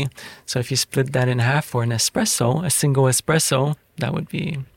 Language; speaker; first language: English; native; English